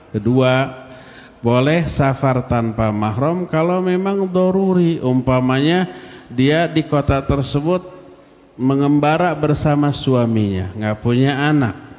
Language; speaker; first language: Malay; non-native, local second language; Sundanese